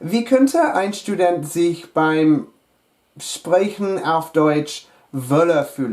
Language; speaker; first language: German; non-native, fluent; English